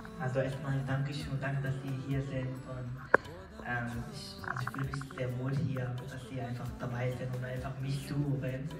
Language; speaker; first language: German; non-native, learner; Persian